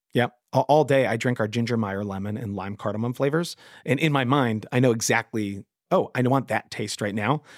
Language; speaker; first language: English; native; English